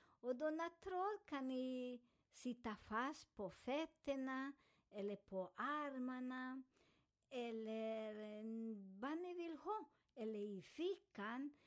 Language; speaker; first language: Swedish; non-native, fluent; Spanish